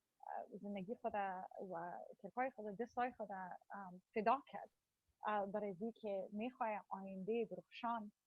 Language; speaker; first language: Persian; early bilingual, heritage; Persian